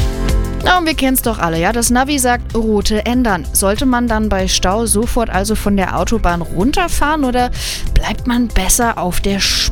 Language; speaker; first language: German; native; German